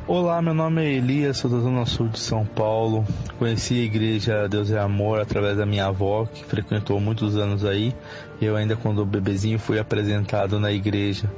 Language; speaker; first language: Portuguese; native; Portuguese